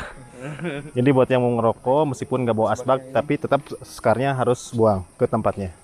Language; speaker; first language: Indonesian; native; Indonesian